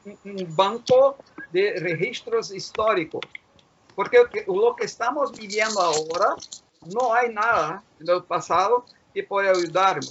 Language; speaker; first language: Spanish; non-native, fluent; Portuguese